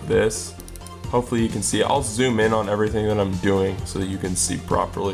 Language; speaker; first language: English; native; English